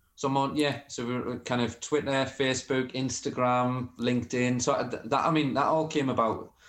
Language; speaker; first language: English; native; English